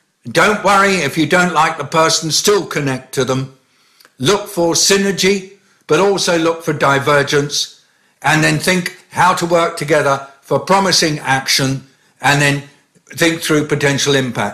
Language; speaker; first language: English; native; English